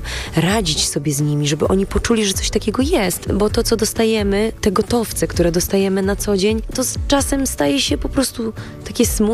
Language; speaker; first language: Polish; native; Polish